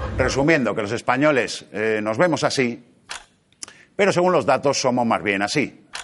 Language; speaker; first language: Spanish; native; Spanish